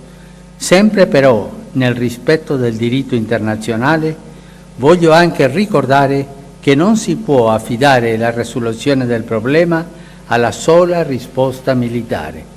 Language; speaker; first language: Italian; non-native, fluent; Spanish